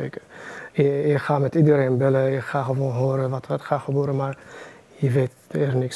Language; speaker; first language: Dutch; non-native, learner; Arabic